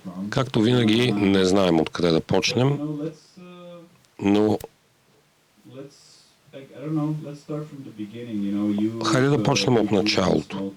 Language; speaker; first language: Bulgarian; native; Bulgarian